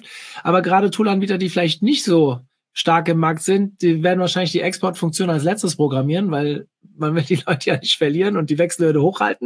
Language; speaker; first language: German; native; German